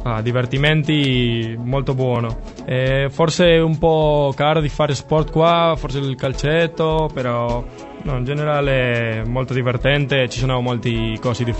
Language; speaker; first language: Italian; non-native, learner; Spanish